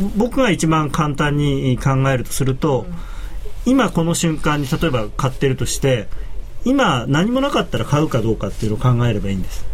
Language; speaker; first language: Japanese; native; Japanese